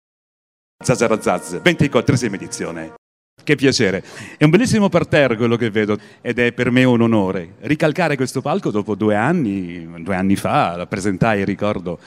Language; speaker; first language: Italian; native; Italian